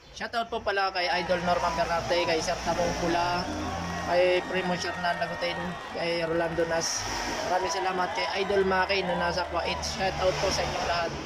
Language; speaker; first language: Filipino; non-native, local second language; Bikol